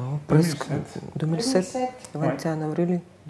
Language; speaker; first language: French; non-native, learner; Russian